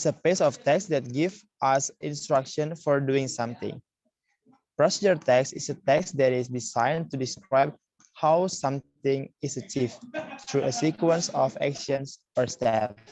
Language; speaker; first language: English; non-native, learner; Indonesian